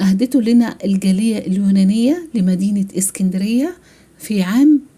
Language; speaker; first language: Arabic; native; Arabic